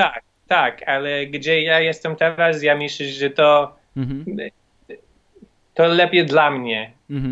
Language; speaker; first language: Polish; non-native, learner; English